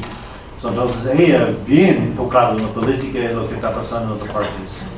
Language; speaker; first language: Spanish; non-native, fluent; English